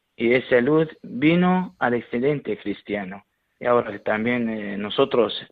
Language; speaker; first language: Spanish; non-native, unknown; Syriac